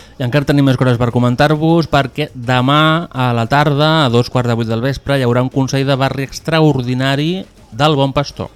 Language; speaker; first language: Catalan; native; Catalan